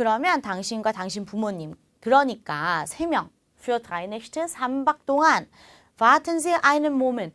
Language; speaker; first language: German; non-native, fluent; Korean